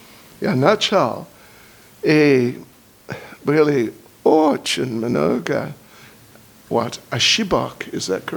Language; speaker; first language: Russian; non-native, learner; English